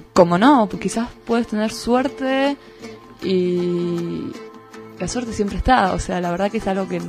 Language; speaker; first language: Spanish; native; Spanish